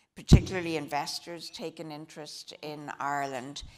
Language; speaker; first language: English; native; English